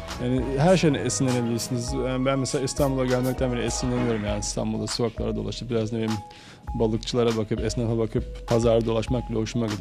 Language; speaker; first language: Turkish; native; Turkish